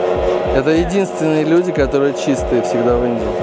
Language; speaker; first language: Russian; native; Russian